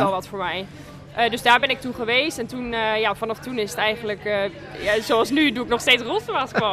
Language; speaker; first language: Dutch; native; Dutch